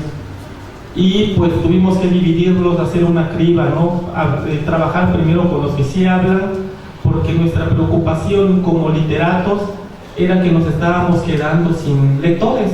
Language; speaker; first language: Spanish; non-native, local second language; Zapotec